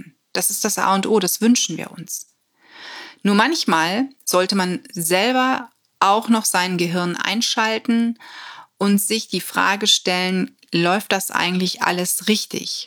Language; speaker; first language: German; native; German